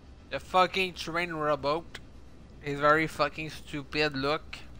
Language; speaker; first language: English; non-native, learner; French